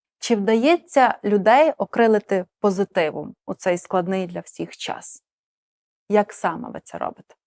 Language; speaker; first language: Ukrainian; native; Ukrainian